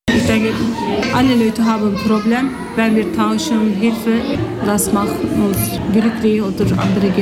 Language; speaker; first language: German; non-native, learner; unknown